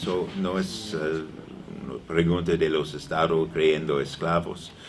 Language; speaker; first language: Spanish; non-native, learner; English